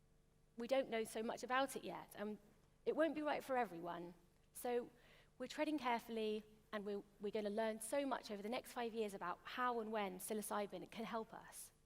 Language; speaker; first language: English; native; English